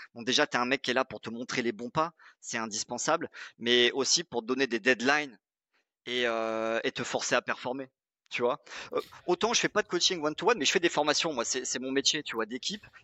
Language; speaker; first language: French; native; French